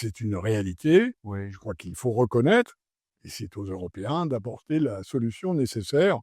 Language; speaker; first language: French; non-native, fluent; Chinese